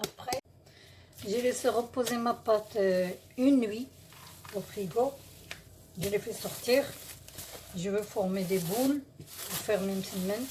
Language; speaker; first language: French; non-native, local second language; Arabic